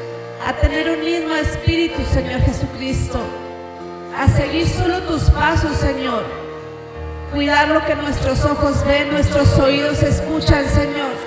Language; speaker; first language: Spanish; native; Spanish